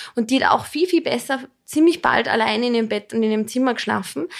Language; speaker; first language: German; non-native, fluent; Serbian